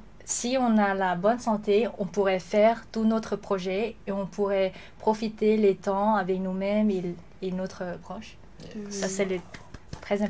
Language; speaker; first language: French; non-native, learner; Lao